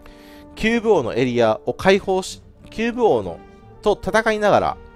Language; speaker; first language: Japanese; native; Japanese